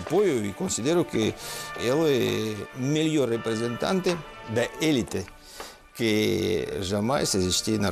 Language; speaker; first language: Portuguese; non-native, fluent; Russian